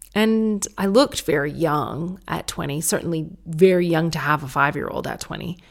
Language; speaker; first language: English; native; English